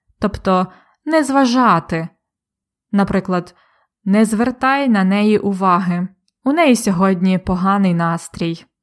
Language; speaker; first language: Ukrainian; native; Ukrainian